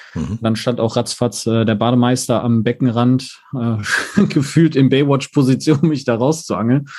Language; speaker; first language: German; native; German